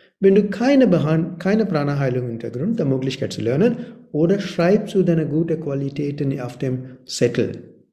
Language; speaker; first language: German; non-native, learner; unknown